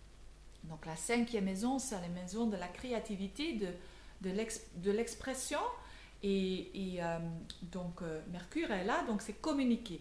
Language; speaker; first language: French; non-native, local second language; Dutch